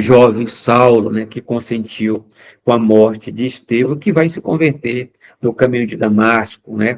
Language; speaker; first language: Portuguese; native; Portuguese